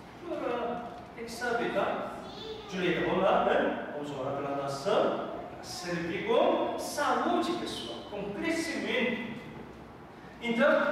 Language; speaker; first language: Portuguese; non-native, fluent; Korean